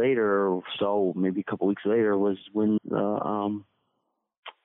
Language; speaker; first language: English; native; English